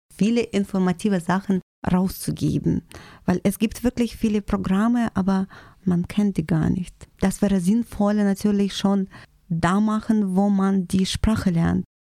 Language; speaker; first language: German; non-native, fluent; Russian